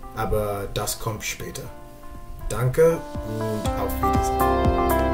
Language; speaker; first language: German; non-native, learner; Spanish